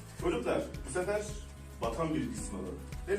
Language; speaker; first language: Turkish; native; Turkish